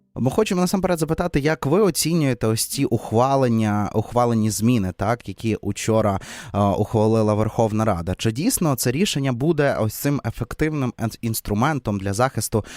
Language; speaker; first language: Ukrainian; native; Ukrainian